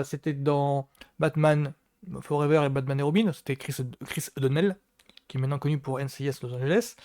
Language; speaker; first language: French; native; French